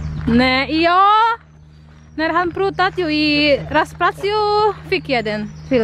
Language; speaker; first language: Swedish; non-native, learner; Indonesian